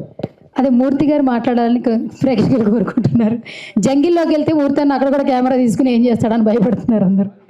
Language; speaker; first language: Telugu; native; Telugu